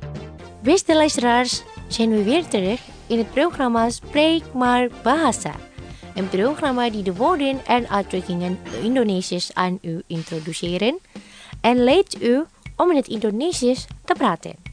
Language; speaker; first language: Dutch; non-native, fluent; Indonesian